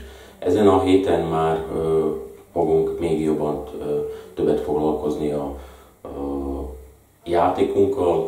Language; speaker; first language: Hungarian; non-native, fluent; Slovak